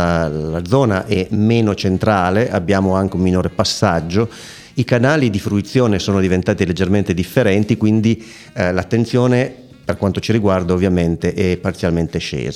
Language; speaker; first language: Italian; native; Italian